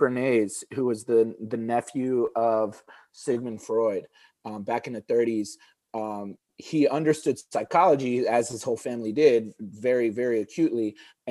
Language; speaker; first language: English; early bilingual, other home language; Arabic